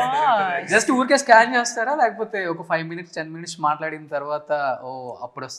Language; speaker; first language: Telugu; native; Telugu